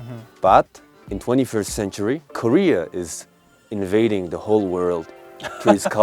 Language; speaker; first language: English; non-native, local second language; Mongolian